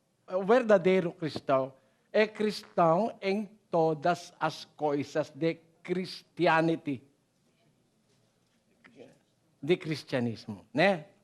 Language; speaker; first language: Portuguese; non-native, learner; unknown